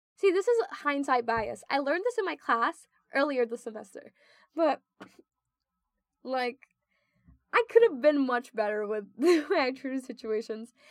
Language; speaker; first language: English; non-native, local second language; Filipino